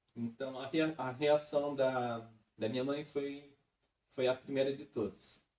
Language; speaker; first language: Portuguese; native; Portuguese